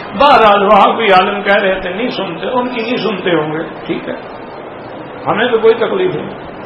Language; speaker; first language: Urdu; native; Urdu